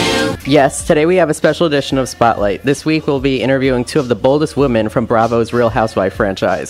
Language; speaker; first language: English; native; English